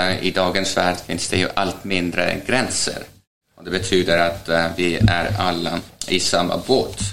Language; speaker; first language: Swedish; non-native, fluent; Estonian